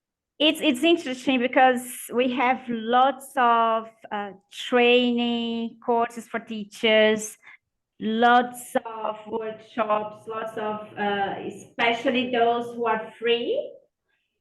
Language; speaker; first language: English; non-native, fluent; Portuguese